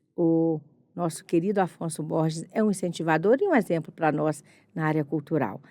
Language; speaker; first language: Portuguese; native; Portuguese